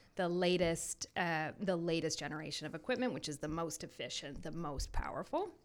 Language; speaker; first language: English; native; English